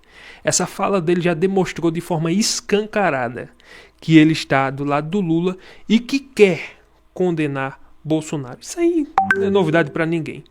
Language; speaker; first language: Portuguese; native; Portuguese